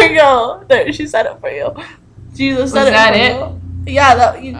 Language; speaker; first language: English; native; English